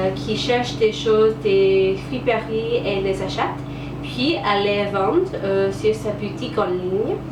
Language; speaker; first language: French; non-native, learner; English